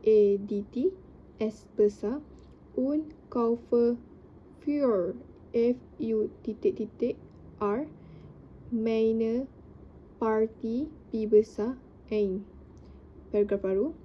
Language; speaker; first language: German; non-native, learner; Indonesian